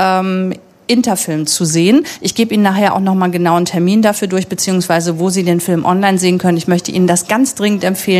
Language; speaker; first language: German; native; German